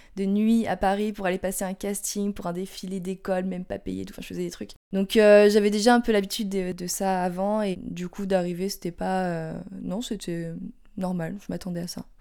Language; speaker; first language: French; native; French